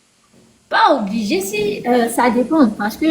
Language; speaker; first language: French; native; French